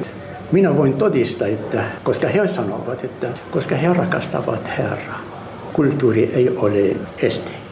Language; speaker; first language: Finnish; non-native, learner; Arabic